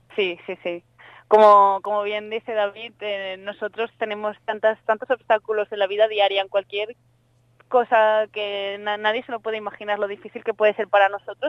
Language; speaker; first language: Spanish; native; Spanish